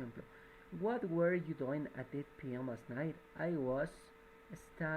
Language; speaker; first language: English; non-native, fluent; Spanish